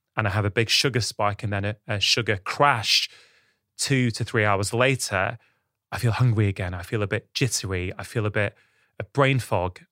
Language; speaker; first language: English; early bilingual, other home language; Hindi